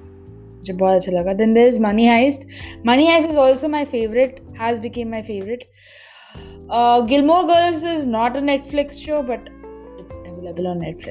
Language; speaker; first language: English; non-native, local second language; Maithili